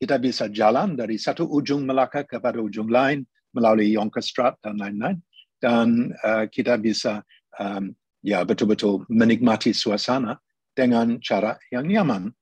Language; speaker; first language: Indonesian; non-native, fluent; English